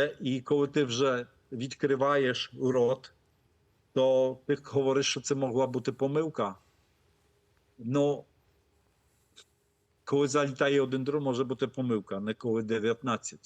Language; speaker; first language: Polish; non-native, fluent; Ukrainian